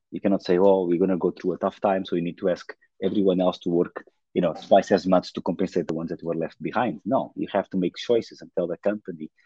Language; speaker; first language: English; non-native, fluent; Portuguese